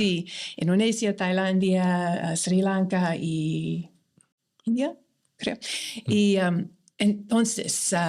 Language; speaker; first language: Spanish; non-native, fluent; English